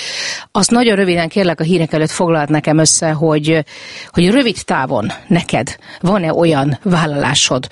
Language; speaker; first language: Hungarian; native; Hungarian